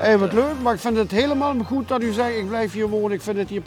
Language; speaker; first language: Dutch; native; Dutch